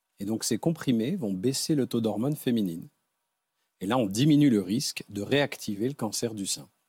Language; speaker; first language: French; native; French